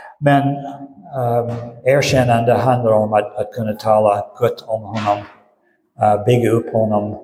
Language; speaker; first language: Swedish; non-native, fluent; English